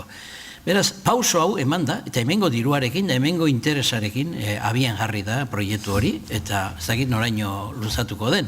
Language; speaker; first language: Basque; native; Basque